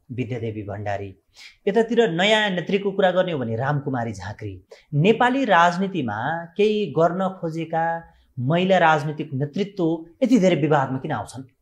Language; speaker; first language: Nepali; native; Nepali